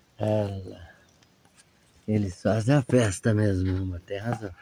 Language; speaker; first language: Portuguese; native; Portuguese